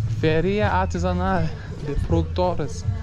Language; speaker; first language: Spanish; non-native, learner; German